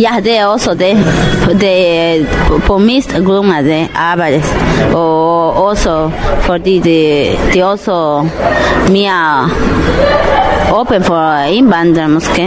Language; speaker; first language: Danish; non-native, learner; Spanish